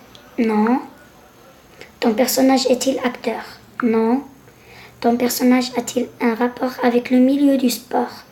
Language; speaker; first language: French; non-native, local second language; Arabic